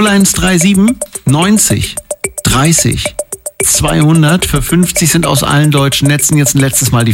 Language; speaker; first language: German; native; German